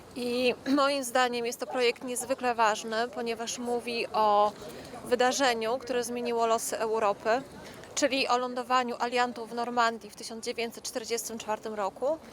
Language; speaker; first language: Polish; native; Polish